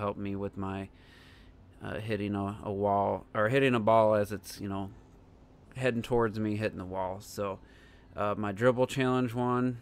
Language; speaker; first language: English; native; English